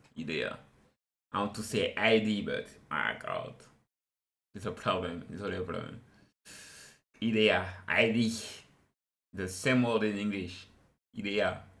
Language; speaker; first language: English; non-native, fluent; French